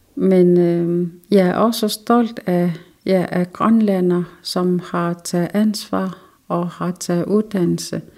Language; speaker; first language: Danish; non-native, local second language; Kalaallisut